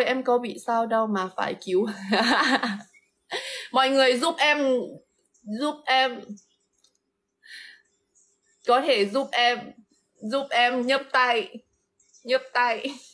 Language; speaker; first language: Vietnamese; non-native, fluent; Lao